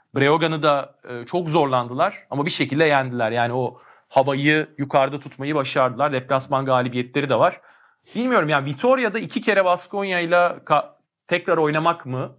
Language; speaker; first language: Turkish; native; Turkish